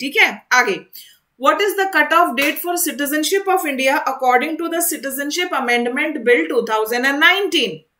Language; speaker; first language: English; non-native, local second language; Hindi